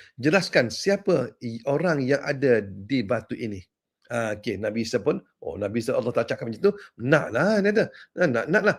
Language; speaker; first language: Malay; native; Malay